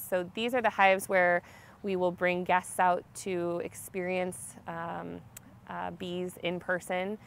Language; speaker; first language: English; native; English